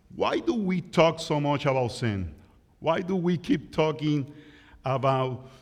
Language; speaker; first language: English; non-native, fluent; Spanish